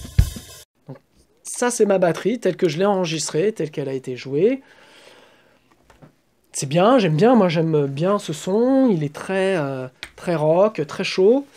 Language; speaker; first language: French; native; French